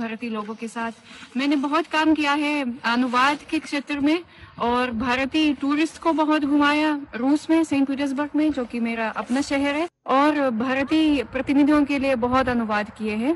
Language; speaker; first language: Hindi; non-native, fluent; Russian